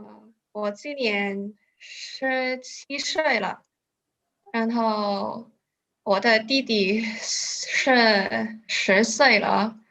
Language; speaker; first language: Chinese; non-native, learner; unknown